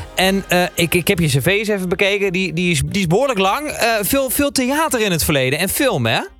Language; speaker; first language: Dutch; native; Dutch